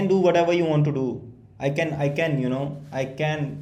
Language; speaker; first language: English; non-native, learner; Hindi